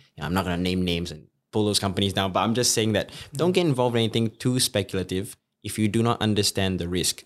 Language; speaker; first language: English; native; English